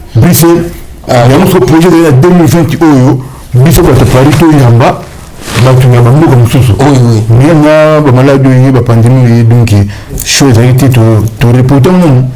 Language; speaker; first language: Lingala; native; Lingala